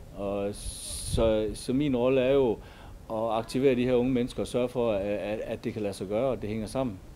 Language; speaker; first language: Danish; native; Danish